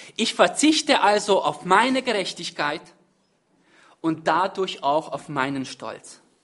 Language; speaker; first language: German; non-native, fluent; Hungarian